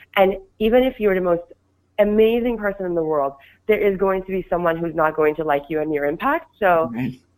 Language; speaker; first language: English; non-native, fluent; Persian